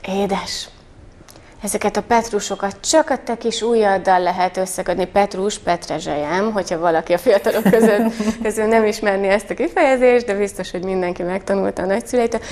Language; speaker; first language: Hungarian; native; Hungarian